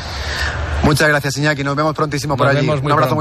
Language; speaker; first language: Spanish; native; Spanish